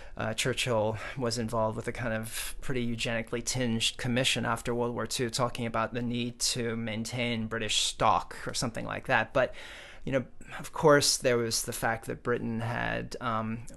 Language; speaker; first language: English; native; English